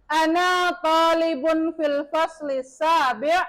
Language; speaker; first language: Arabic; non-native, fluent; Indonesian